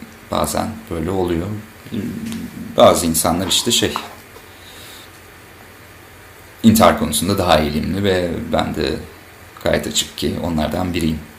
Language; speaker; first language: Turkish; native; Turkish